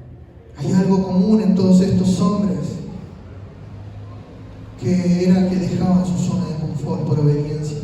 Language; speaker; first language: Spanish; native; Spanish